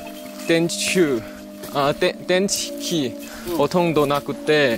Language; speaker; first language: Japanese; non-native, learner; Chinese